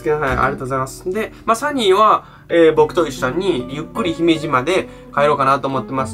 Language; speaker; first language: Japanese; native; Japanese